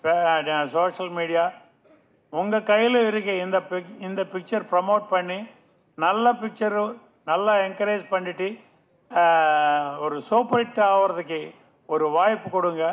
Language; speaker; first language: Tamil; non-native, local second language; Telugu